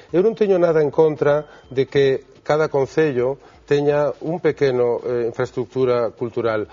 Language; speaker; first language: Galician; non-native, local second language; Spanish